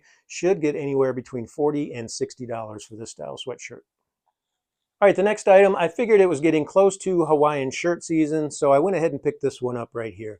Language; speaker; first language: English; native; English